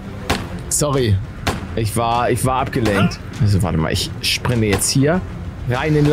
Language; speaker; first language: German; native; German